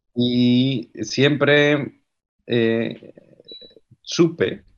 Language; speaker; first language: Spanish; native; Spanish